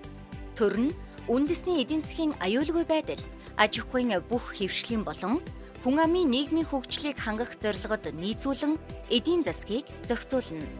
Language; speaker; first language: Mongolian; native; Mongolian